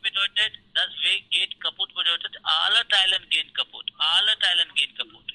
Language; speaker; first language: German; non-native, learner; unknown